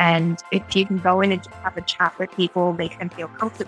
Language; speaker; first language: English; native; English